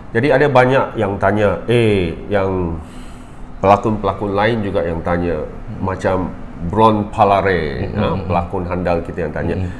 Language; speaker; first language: Malay; non-native, local second language; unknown